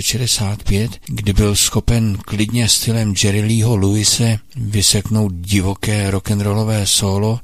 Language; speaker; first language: Czech; native; Czech